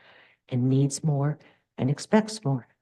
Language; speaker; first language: English; native; English